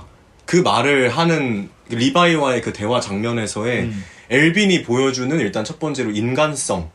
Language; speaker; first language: Korean; native; Korean